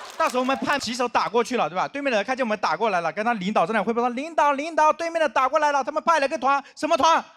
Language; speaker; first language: Chinese; non-native, local second language; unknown